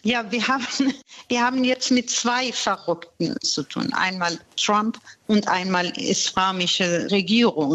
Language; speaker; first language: German; non-native, fluent; Persian